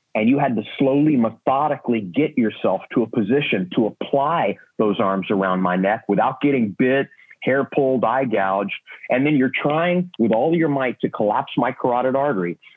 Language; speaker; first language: English; native; English